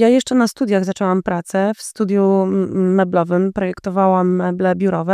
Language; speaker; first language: Polish; native; Polish